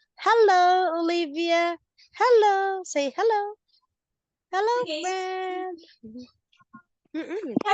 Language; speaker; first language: English; non-native, fluent; Filipino